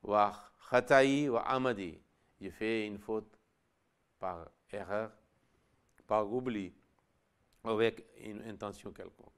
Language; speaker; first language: French; non-native, local second language; Wolof